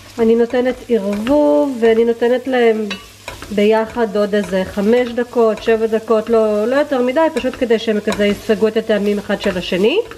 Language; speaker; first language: Hebrew; early bilingual, other home language; Russian